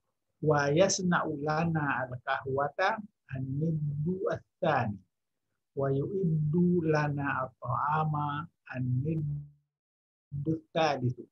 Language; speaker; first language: Arabic; non-native, fluent; Indonesian